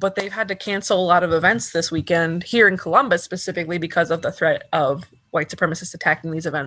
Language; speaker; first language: English; native; English